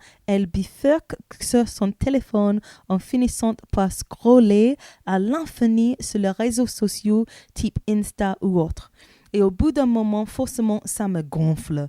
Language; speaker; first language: French; non-native, learner; English